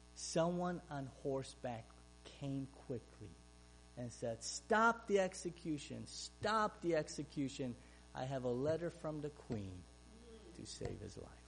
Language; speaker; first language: English; non-native, fluent; Romanian